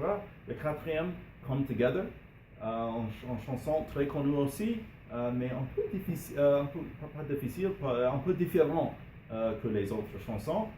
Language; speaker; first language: French; non-native, learner; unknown